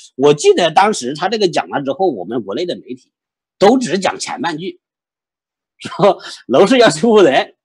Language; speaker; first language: Chinese; native; Chinese